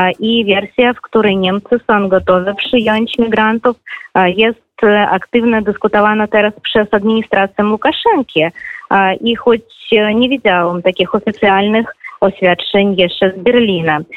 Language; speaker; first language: Polish; non-native, fluent; Russian